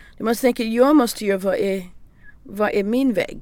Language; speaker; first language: Swedish; non-native, learner; English